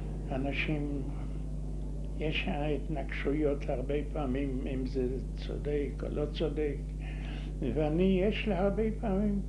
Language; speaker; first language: Hebrew; non-native, fluent; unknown